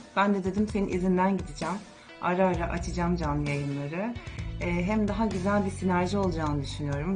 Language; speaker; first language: Turkish; native; Turkish